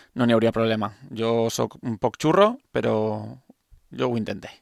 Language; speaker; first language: Catalan; non-native, local second language; Spanish